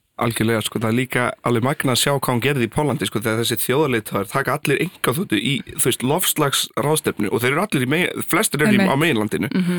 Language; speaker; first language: Icelandic; early bilingual, other home language; Portuguese